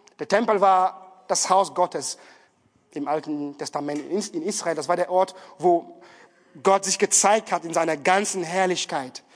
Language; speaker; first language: German; non-native, fluent; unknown